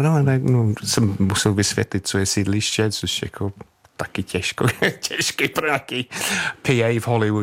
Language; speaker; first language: Czech; non-native, fluent; English